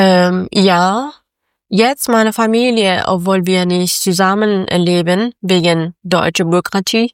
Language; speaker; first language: German; non-native, learner; Persian